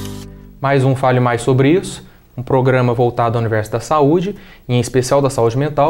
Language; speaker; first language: Portuguese; native; Portuguese